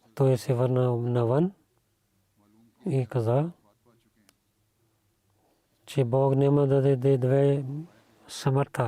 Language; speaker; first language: Bulgarian; non-native, learner; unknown